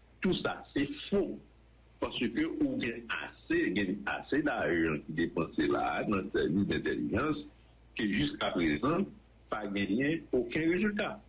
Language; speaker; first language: French; non-native, local second language; Haitian Creole